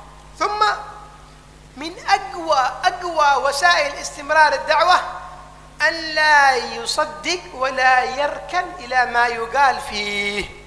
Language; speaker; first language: Arabic; native; Arabic